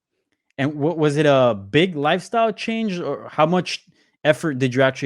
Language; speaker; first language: English; native; English